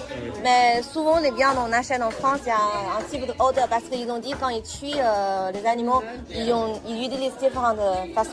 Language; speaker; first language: French; non-native, fluent; Chinese